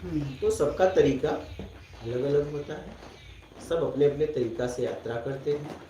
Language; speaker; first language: Hindi; native; Hindi